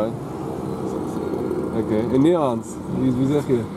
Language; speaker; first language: Dutch; non-native, learner; German